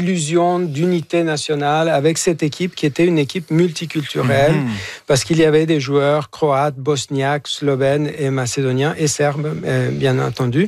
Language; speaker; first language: French; non-native, fluent; Spanish